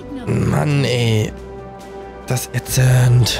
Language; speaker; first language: German; native; German